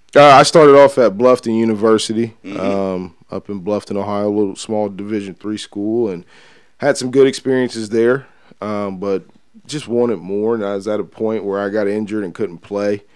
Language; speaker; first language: English; native; English